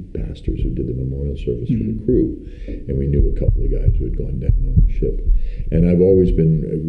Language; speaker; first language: English; native; English